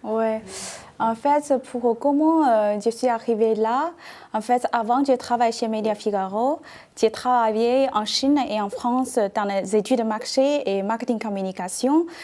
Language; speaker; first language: French; non-native, fluent; Chinese